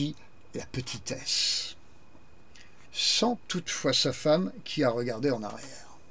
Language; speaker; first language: French; native; French